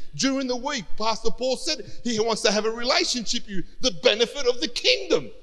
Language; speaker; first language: English; early bilingual, other home language; Greek